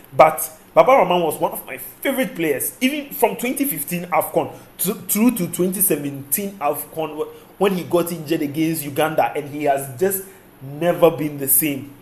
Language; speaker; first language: English; non-native, local second language; Akan